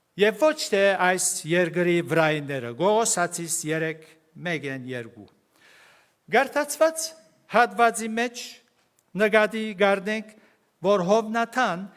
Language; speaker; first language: Armenian; early bilingual, heritage; Armenian